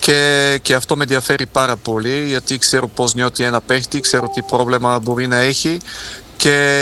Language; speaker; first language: Greek; non-native, fluent; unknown